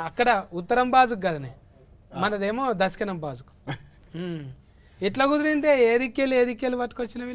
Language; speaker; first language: Telugu; native; Telugu